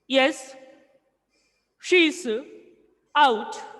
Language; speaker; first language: English; non-native, local second language; Hindi